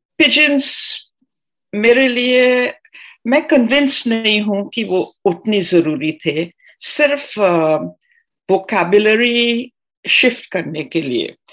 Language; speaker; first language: Hindi; non-native, fluent; English